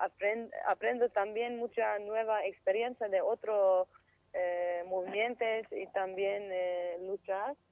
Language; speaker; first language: Spanish; non-native, learner; Kurdish